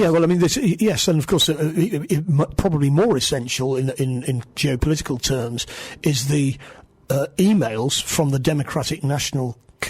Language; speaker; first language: English; native; English